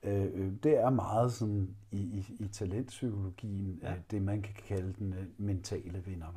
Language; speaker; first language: Danish; native; Danish